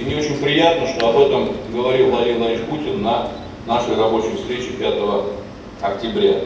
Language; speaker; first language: Russian; native; Russian